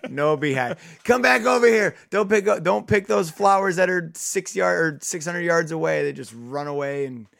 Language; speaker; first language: English; native; English